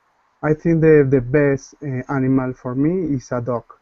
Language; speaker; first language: English; non-native, learner; Spanish